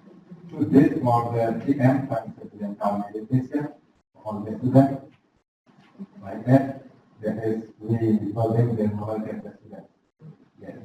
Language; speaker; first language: English; non-native, learner; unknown